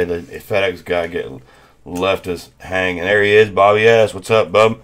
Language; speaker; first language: English; native; English